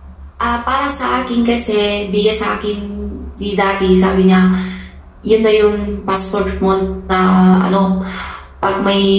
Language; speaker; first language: Filipino; non-native, learner; Chinese